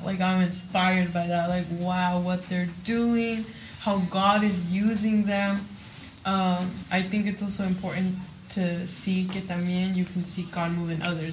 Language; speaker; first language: English; early bilingual, other home language; Spanish